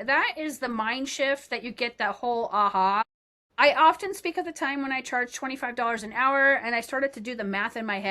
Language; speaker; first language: English; native; English